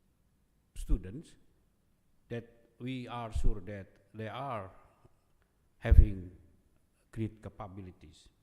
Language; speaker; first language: English; non-native, fluent; Indonesian